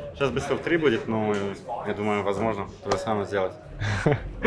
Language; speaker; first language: Russian; non-native, fluent; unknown